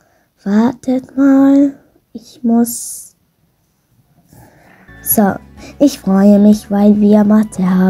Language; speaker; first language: German; non-native, learner; Arabic